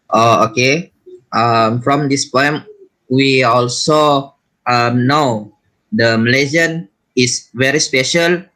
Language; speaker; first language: English; non-native, learner; Malay